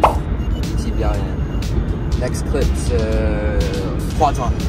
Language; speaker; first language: Chinese; non-native, fluent; English